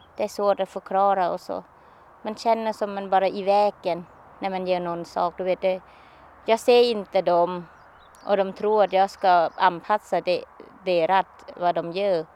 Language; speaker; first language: Swedish; non-native, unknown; Thai